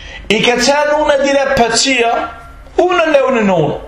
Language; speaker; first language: Danish; early bilingual, other home language; Arabic